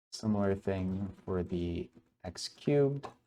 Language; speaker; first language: English; native; English